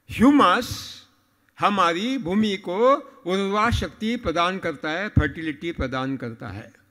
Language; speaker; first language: Hindi; non-native, local second language; Marathi